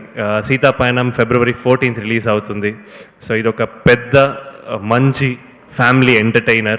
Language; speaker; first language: Telugu; non-native, learner; Kannada